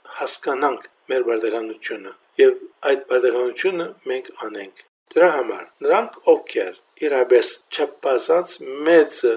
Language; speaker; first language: Armenian; early bilingual, heritage; Armenian